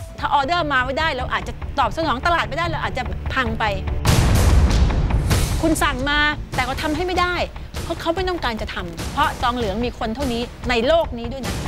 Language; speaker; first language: Thai; native; Thai